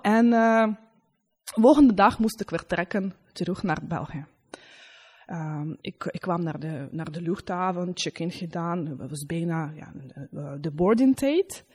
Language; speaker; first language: Dutch; non-native, learner; Russian